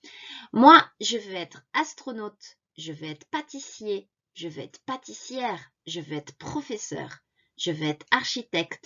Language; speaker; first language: French; non-native, fluent; Japanese